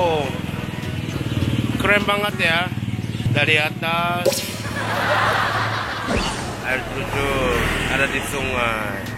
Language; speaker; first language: Indonesian; non-native, learner; Japanese